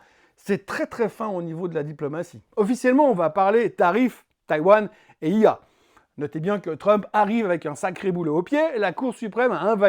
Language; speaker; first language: French; native; French